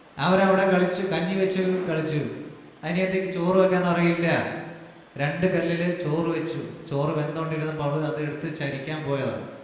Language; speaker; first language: Malayalam; non-native, local second language; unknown